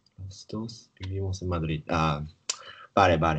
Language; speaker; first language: Spanish; non-native, learner; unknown